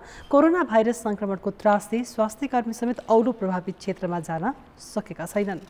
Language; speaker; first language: Nepali; native; Nepali